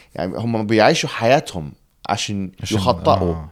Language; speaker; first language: Arabic; early bilingual, heritage; Arabic